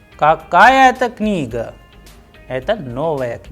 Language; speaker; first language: Russian; non-native, fluent; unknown